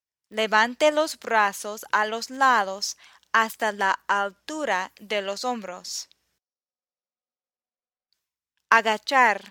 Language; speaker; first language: Spanish; non-native, fluent; English